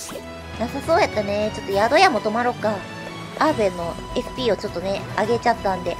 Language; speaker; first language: Japanese; native; Japanese